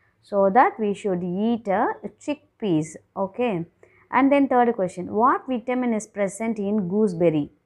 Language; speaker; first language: English; non-native, local second language; Tamil